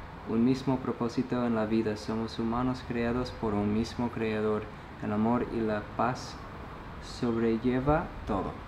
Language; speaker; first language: Spanish; non-native, fluent; English